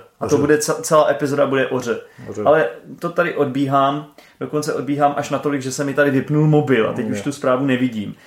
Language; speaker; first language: Czech; native; Czech